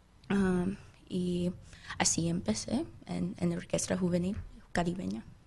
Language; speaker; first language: Spanish; non-native, learner; English